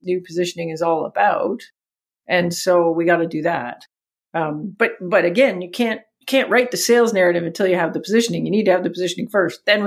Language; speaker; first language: English; native; English